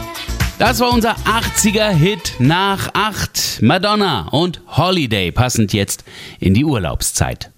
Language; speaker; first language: German; native; German